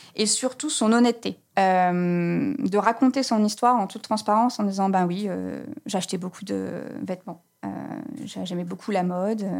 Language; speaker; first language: French; native; French